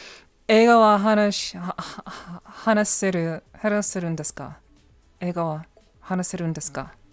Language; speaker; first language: Japanese; non-native, learner; English